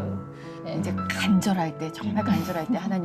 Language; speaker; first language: Korean; native; Korean